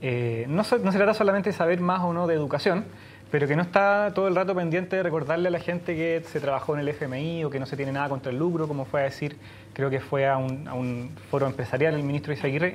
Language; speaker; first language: Spanish; native; Spanish